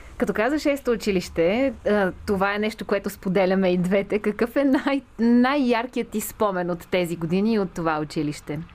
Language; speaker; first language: Bulgarian; native; Bulgarian